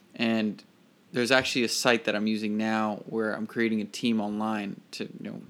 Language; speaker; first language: English; native; English